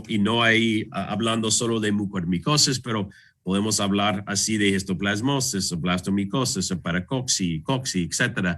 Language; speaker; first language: Spanish; non-native, fluent; English